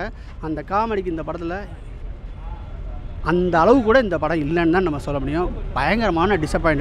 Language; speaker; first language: Tamil; native; Tamil